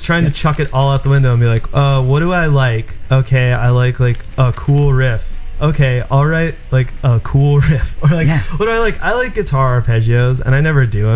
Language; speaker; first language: English; early bilingual, other home language; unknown